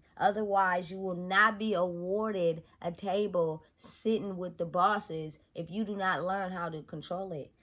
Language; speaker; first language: English; native; English